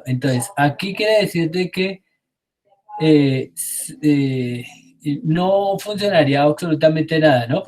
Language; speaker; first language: Spanish; native; Spanish